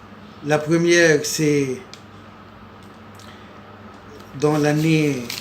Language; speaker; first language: French; non-native, local second language; Arabic